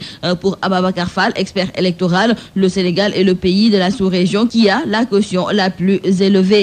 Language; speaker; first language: French; non-native, local second language; Wolof